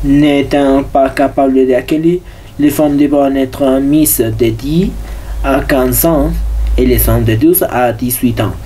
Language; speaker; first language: French; non-native, learner; Spanish